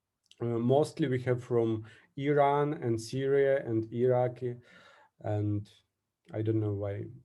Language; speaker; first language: English; non-native, fluent; Russian